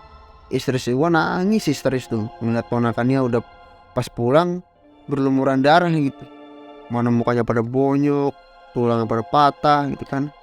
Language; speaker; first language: Indonesian; native; Indonesian